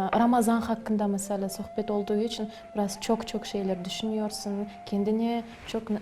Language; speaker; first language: Turkish; non-native, learner; Kazakh